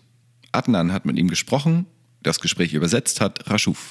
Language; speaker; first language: German; native; German